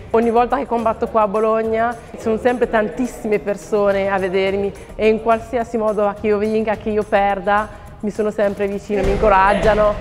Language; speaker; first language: Italian; early bilingual, other home language; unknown